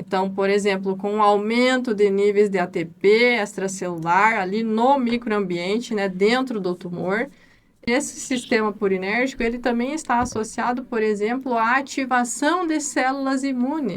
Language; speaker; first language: Portuguese; native; Portuguese